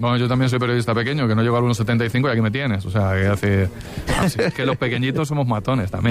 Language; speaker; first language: Spanish; native; Spanish